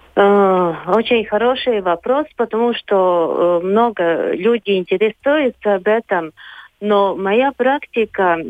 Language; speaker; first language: Russian; non-native, local second language; Latvian